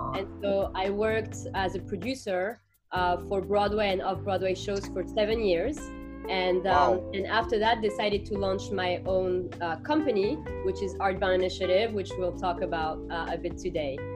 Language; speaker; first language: English; non-native, fluent; French